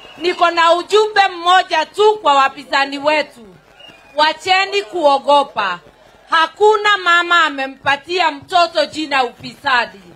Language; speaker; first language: Swahili; non-native, local second language; Kikuyu